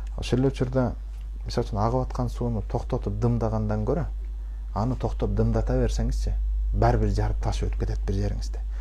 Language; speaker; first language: Kyrgyz; early bilingual, heritage; Kyrgyz